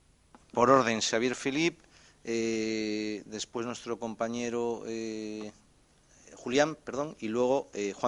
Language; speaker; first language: Spanish; native; Spanish